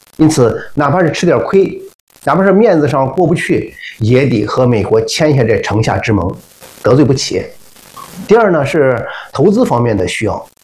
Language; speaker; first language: Chinese; native; Chinese